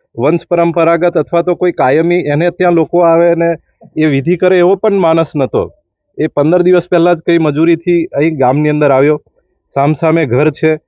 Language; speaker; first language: Gujarati; native; Gujarati